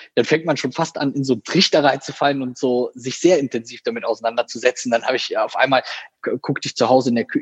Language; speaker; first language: German; native; German